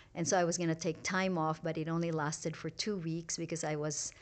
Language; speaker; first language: English; non-native, local second language; Hiligaynon